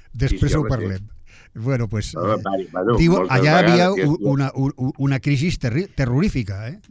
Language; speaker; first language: Catalan; non-native, local second language; Galician